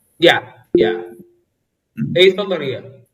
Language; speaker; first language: Arabic; native; Arabic